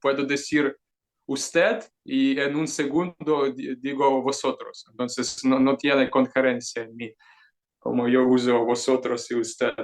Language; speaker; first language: Spanish; non-native, fluent; Ukrainian